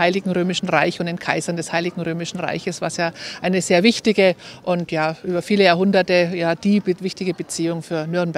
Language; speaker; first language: German; native; German